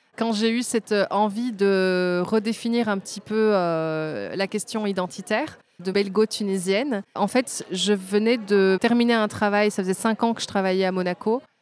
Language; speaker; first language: French; native; French